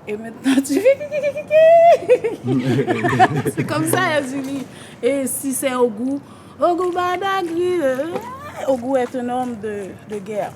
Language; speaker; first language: French; non-native, local second language; Haitian Creole